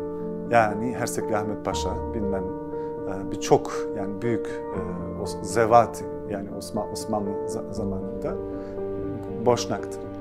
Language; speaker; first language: Turkish; non-native, fluent; Bosnian